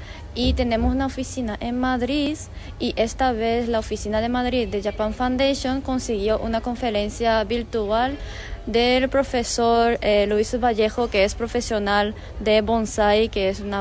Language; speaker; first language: Spanish; non-native, fluent; Japanese